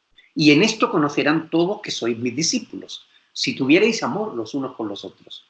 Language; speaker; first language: Spanish; native; Spanish